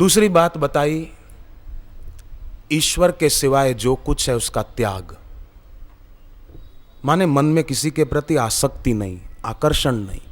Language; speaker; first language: Hindi; native; Hindi